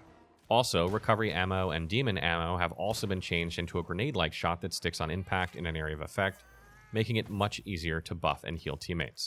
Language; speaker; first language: English; native; English